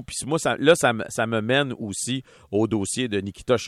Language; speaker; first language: French; native; French